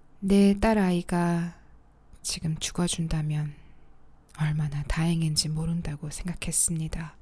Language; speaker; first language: Korean; native; Korean